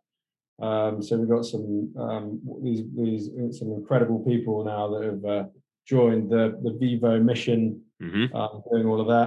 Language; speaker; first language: English; native; English